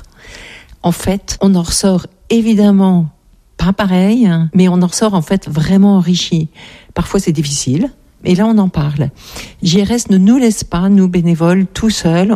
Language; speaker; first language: French; native; French